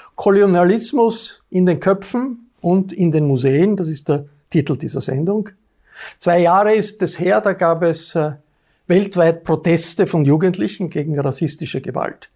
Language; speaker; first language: German; native; German